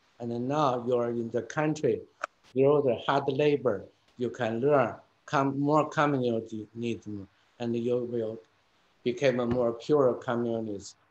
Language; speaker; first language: English; non-native, fluent; Chinese